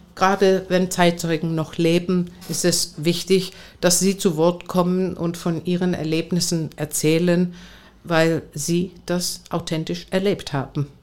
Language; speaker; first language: German; non-native, fluent; Greek